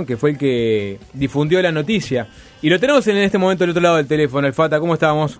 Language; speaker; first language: Spanish; native; Spanish